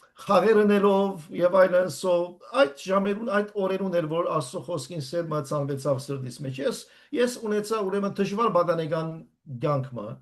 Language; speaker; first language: Armenian; native; Armenian